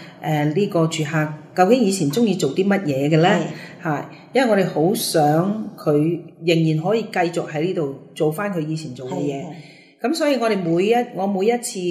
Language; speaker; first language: Cantonese; native; Cantonese